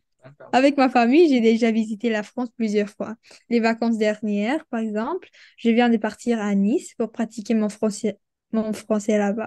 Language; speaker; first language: French; non-native, learner; Indonesian